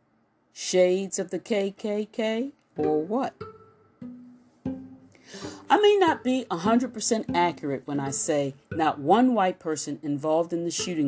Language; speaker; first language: English; native; English